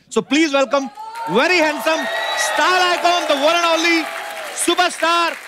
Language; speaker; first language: Hindi; native; Hindi